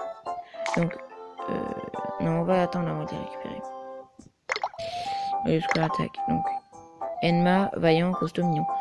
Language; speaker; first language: French; native; French